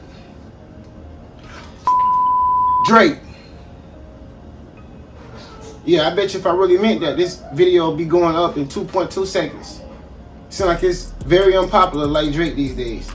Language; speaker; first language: English; native; English